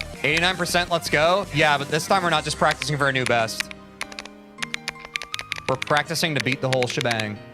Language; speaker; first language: English; native; English